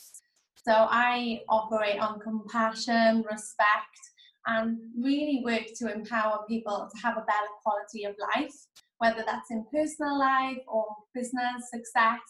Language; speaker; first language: English; native; English